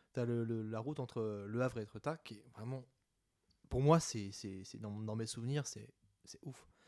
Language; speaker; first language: French; native; French